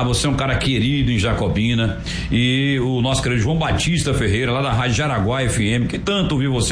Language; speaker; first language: Portuguese; native; Portuguese